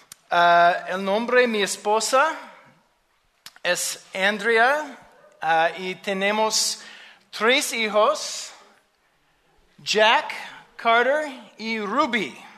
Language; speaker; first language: Spanish; non-native, learner; English